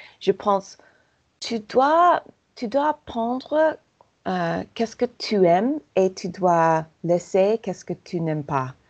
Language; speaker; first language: French; non-native, learner; English